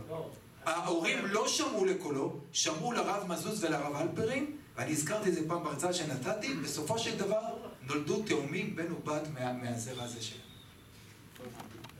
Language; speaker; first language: Hebrew; native; Hebrew